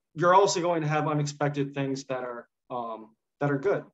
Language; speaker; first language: English; native; English